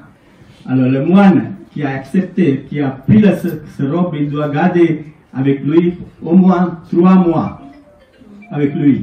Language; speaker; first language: French; non-native, fluent; Sinhala